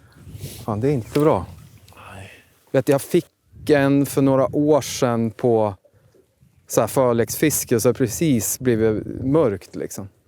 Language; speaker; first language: Swedish; native; Swedish